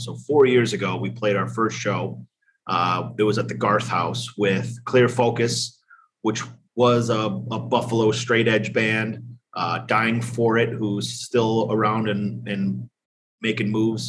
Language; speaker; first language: English; native; English